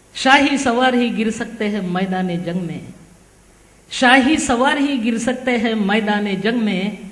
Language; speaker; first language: Hindi; non-native, local second language; Marathi